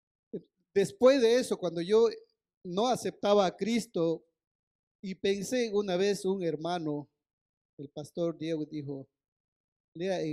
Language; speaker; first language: Spanish; non-native, local second language; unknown